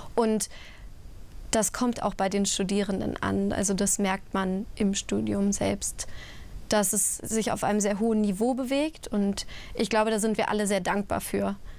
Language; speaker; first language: German; native; German